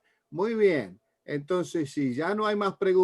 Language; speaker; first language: Spanish; native; Spanish